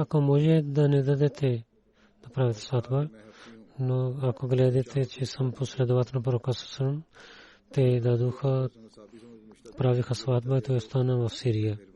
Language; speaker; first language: Bulgarian; non-native, learner; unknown